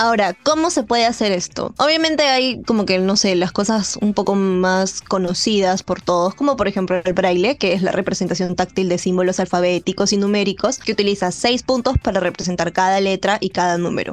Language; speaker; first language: Spanish; native; Spanish